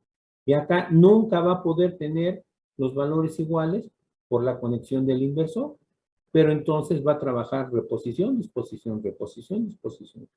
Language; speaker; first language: Spanish; native; Spanish